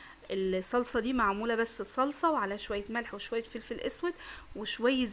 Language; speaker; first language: Arabic; native; Arabic